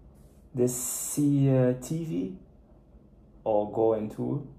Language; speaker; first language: Danish; non-native, learner; Portuguese